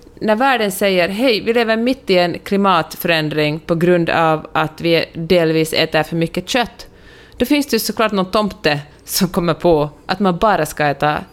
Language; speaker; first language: Swedish; native; Swedish